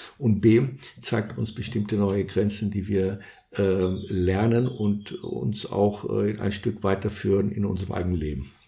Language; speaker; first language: German; non-native, fluent; Portuguese